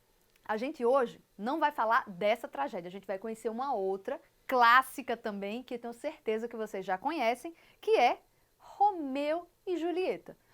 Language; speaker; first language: Portuguese; native; Portuguese